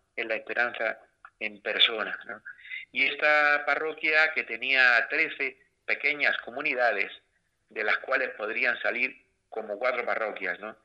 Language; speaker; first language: Spanish; native; Spanish